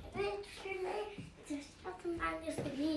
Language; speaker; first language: Turkish; native; Turkish